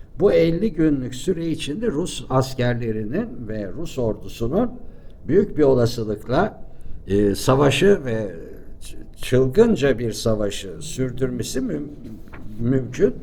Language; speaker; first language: Turkish; native; Turkish